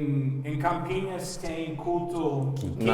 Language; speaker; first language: Portuguese; non-native, learner; English